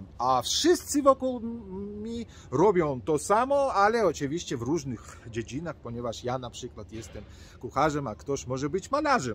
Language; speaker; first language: Polish; non-native, fluent; Georgian